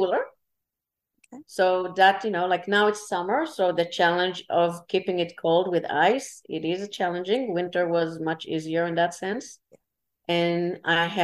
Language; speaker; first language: English; non-native, fluent; Hebrew